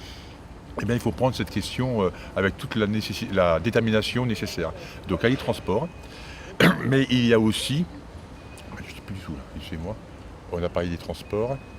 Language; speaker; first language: French; native; French